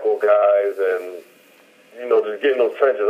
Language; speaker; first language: English; native; English